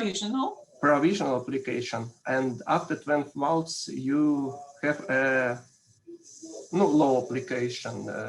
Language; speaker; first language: English; non-native, learner; Russian